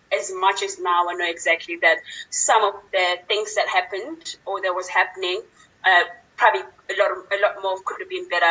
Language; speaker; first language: English; non-native, local second language; Zulu